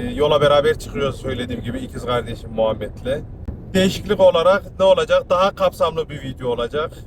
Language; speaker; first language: Turkish; early bilingual, heritage; Turkish